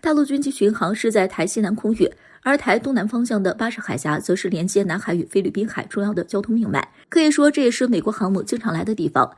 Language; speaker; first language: Chinese; native; Chinese